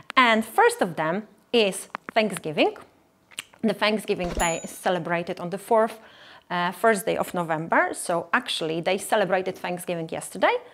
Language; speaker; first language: English; non-native, fluent; Polish